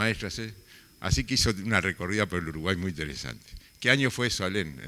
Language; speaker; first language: Spanish; native; Spanish